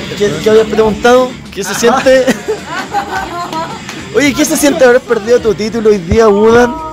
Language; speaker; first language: Spanish; native; Spanish